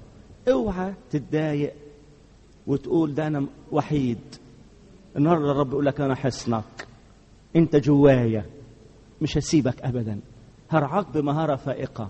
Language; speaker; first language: Arabic; native; Arabic